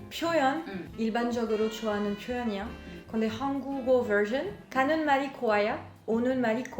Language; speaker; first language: Korean; non-native, learner; French